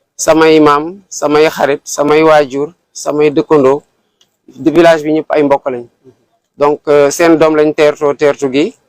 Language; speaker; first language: Wolof; non-native, local second language; Serer